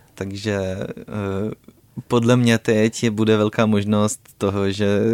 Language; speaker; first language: Czech; non-native, fluent; Ukrainian